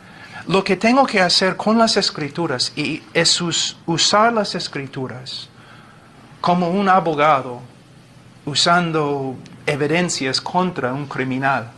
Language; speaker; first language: Spanish; non-native, fluent; English